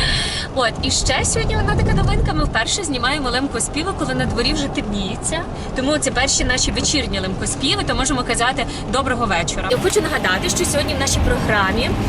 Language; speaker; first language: Ukrainian; native; Ukrainian